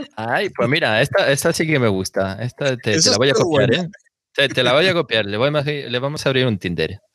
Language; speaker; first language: Spanish; non-native, fluent; French